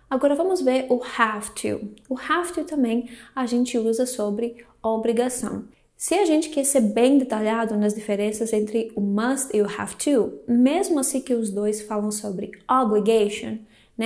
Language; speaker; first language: Portuguese; non-native, fluent; Greek